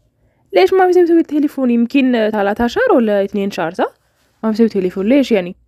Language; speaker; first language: Arabic; non-native, learner; Oromo